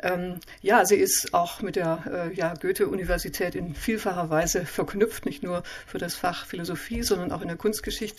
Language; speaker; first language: German; native; German